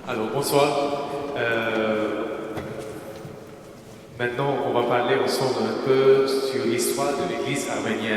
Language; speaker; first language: French; non-native, fluent; Armenian